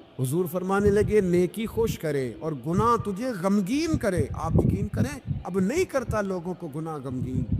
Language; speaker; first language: Urdu; non-native, local second language; Punjabi